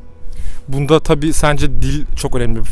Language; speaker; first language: Turkish; native; Turkish